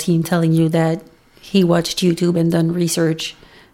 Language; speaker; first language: English; non-native, fluent; French